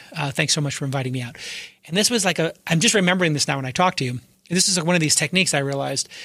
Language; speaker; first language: English; native; English